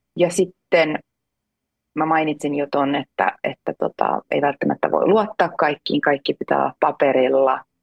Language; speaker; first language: Finnish; native; Finnish